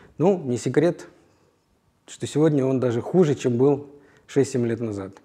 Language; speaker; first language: Russian; native; Russian